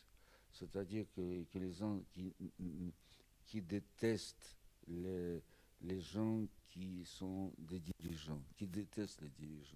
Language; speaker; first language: French; non-native, fluent; Russian